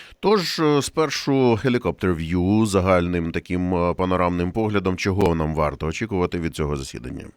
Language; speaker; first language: Ukrainian; native; Ukrainian